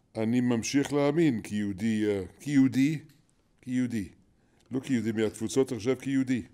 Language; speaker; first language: Hebrew; non-native, fluent; English